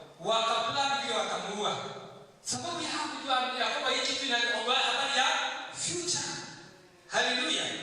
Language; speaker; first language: Swahili; non-native, local second language; Kikuyu